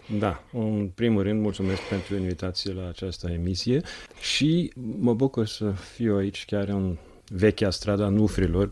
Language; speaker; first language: Romanian; non-native, fluent; Norwegian